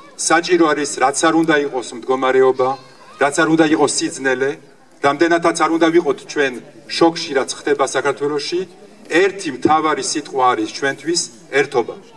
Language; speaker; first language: Georgian; early bilingual, heritage; Georgian